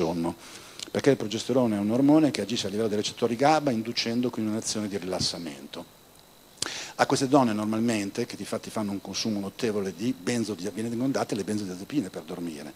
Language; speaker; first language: Italian; native; Italian